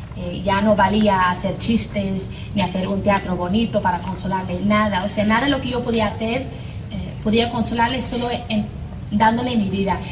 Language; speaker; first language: Spanish; non-native, fluent; English